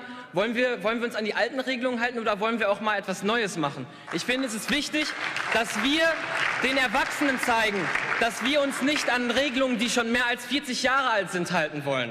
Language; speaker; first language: German; native; German